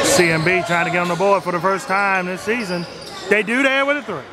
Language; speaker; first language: English; native; English